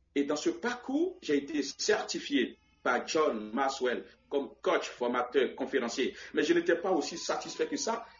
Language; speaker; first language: French; non-native, local second language; Baoulé